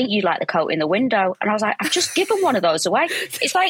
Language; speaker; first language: English; native; English